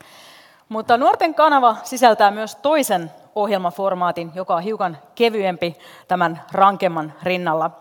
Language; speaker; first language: Finnish; native; Finnish